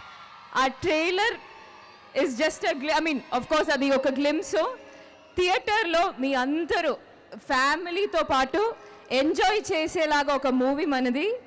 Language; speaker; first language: Telugu; non-native, fluent; Malayalam